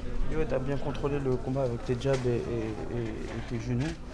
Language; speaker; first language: French; native; French